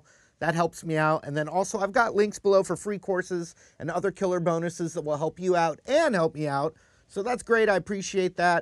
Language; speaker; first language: English; native; English